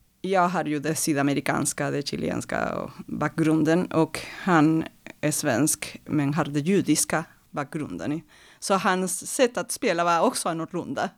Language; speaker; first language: Swedish; non-native, fluent; Spanish